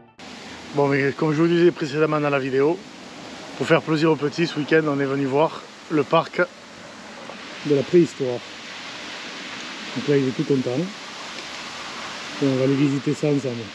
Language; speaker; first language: French; native; French